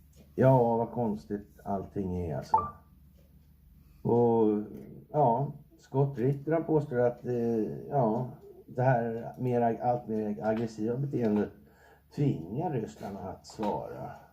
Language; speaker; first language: Swedish; native; Swedish